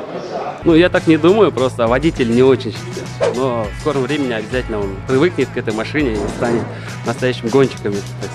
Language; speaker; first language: Russian; native; Russian